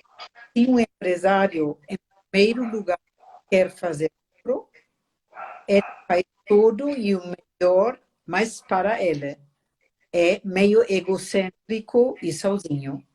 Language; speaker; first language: Portuguese; non-native, fluent; German